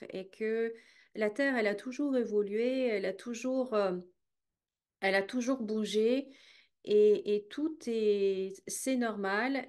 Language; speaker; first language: French; native; French